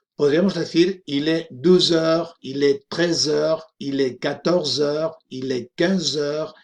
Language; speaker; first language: French; non-native, fluent; Spanish